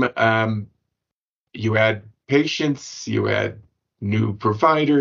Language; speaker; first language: English; native; English